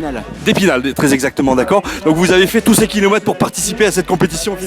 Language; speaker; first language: French; native; French